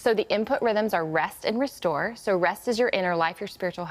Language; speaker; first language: English; native; English